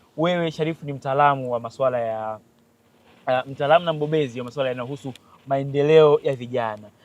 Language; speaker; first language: Swahili; native; Swahili